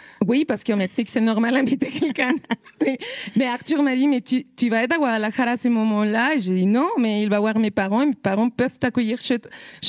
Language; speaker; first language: French; non-native, fluent; Spanish